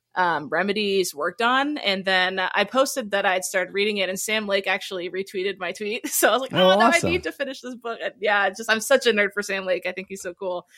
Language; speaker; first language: English; native; English